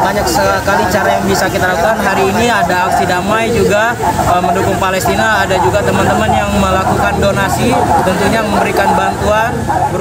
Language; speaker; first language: Indonesian; native; Indonesian